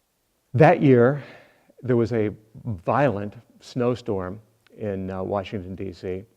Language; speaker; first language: English; native; English